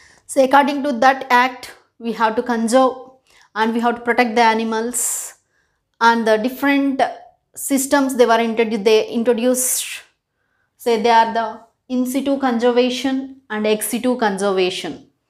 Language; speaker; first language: English; non-native, local second language; Telugu